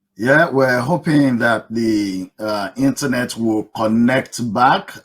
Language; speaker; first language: English; non-native, local second language; Yoruba